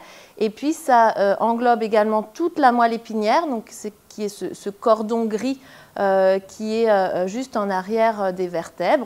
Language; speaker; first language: French; native; French